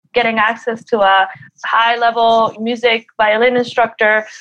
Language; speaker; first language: English; early bilingual, other home language; Spanish